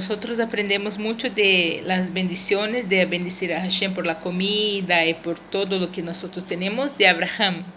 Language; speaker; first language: Spanish; non-native, fluent; Portuguese